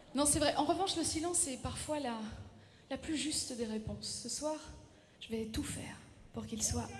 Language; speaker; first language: French; native; French